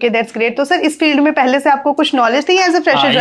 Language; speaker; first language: Hindi; native; Hindi